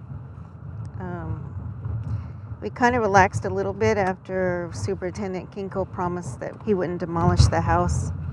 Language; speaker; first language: English; native; English